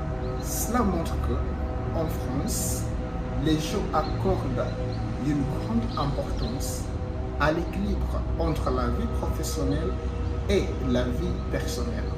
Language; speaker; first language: French; non-native, fluent; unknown